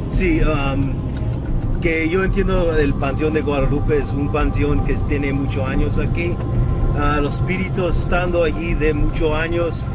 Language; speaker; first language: Spanish; early bilingual, heritage; Spanish